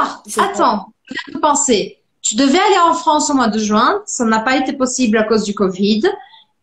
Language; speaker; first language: French; non-native, fluent; Portuguese